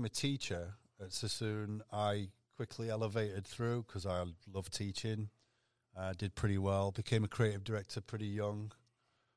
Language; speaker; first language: English; native; English